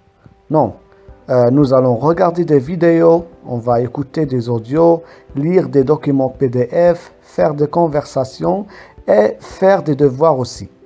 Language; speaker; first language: French; non-native, local second language; Arabic